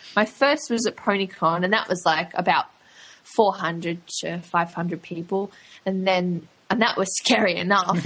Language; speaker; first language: English; native; English